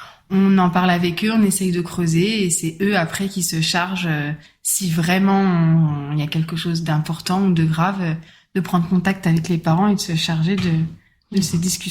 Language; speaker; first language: French; native; French